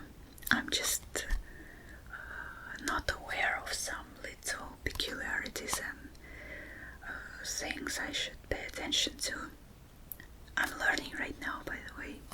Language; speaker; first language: English; non-native, fluent; Russian